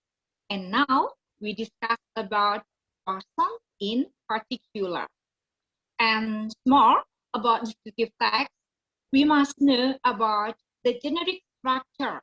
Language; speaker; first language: English; non-native, learner; Indonesian